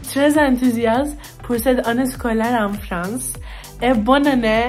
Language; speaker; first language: French; non-native, learner; Turkish